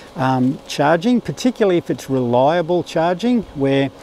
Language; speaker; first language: English; native; English